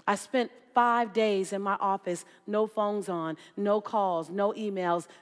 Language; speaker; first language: English; native; English